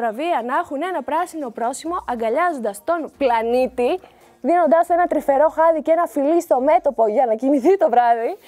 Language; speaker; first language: Greek; native; Greek